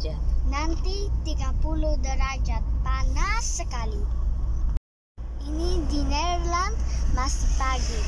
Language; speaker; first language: Indonesian; early bilingual, heritage; Indonesian